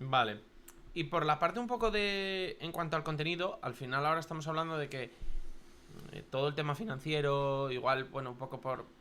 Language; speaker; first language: Spanish; native; Spanish